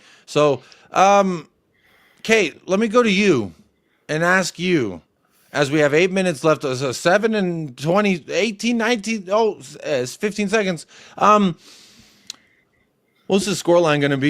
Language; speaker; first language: English; native; English